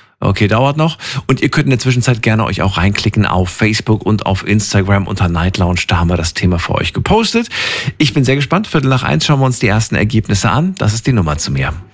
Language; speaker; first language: German; native; German